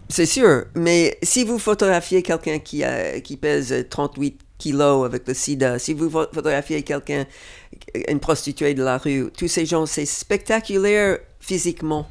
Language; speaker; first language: French; non-native, fluent; English